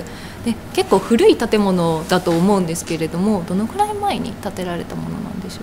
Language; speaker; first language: Japanese; native; Japanese